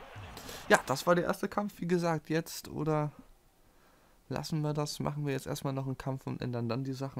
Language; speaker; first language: German; native; German